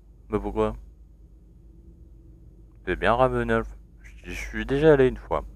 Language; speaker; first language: French; native; French